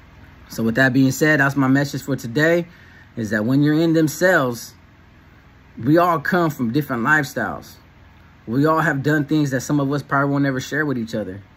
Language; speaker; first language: English; native; English